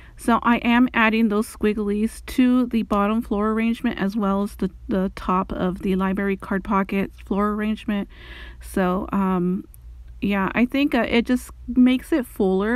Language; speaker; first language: English; native; English